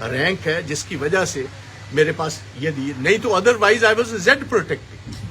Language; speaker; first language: Hindi; non-native, local second language; Punjabi